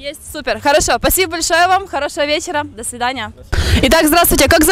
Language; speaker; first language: Russian; native; Russian